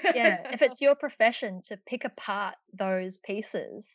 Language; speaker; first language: English; native; English